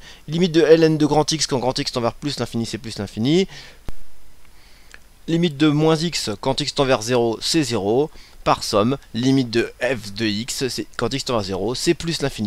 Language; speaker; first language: French; native; French